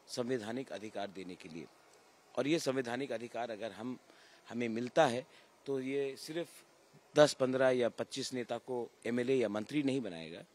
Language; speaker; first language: Hindi; non-native, local second language; Kok Borok